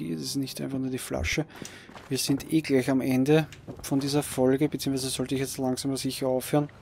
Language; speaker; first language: German; native; German